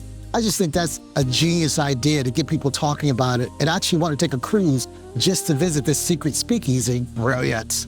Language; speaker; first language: English; native; English